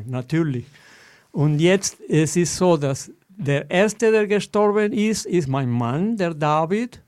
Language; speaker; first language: German; non-native, fluent; Spanish